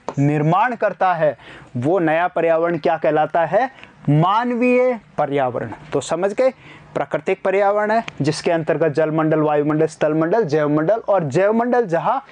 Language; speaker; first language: Hindi; native; Hindi